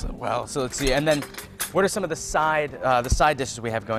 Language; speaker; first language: English; native; English